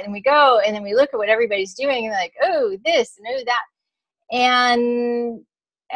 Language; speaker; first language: English; native; English